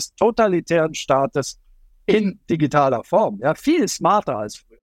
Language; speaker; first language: German; native; German